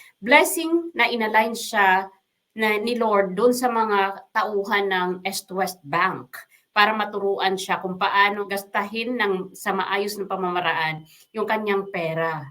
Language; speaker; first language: Filipino; non-native, local second language; Waray